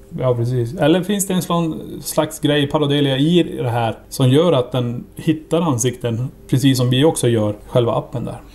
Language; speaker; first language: Swedish; native; Swedish